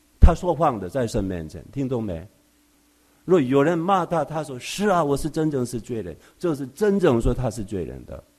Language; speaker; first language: Chinese; non-native, fluent; Korean